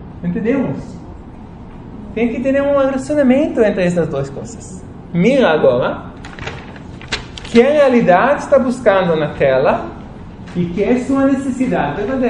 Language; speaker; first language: Portuguese; non-native, fluent; Spanish